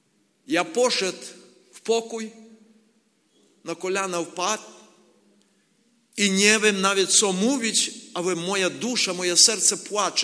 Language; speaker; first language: Polish; non-native, learner; Ukrainian